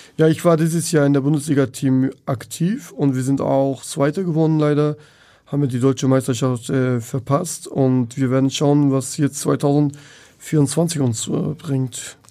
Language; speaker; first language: German; non-native, fluent; Turkish